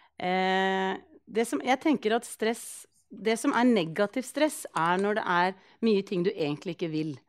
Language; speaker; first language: Norwegian; early bilingual, other home language; Icelandic